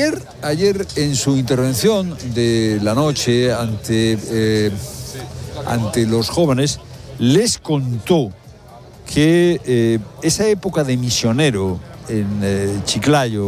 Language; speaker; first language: Spanish; native; Spanish